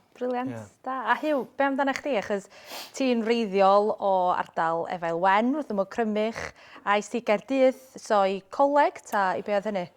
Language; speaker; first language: Welsh; native; Welsh